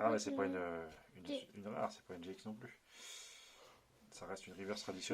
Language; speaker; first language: French; native; French